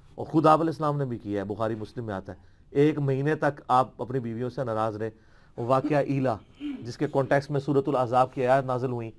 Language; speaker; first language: Urdu; non-native, local second language; Punjabi